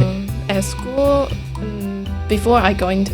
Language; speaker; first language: English; non-native, learner; Chinese